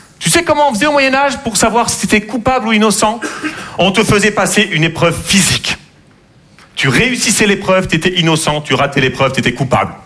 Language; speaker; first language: French; native; French